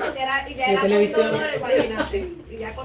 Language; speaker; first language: Spanish; native; Spanish